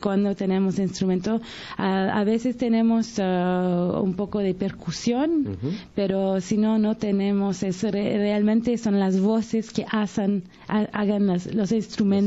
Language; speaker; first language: Spanish; early bilingual, heritage; Spanish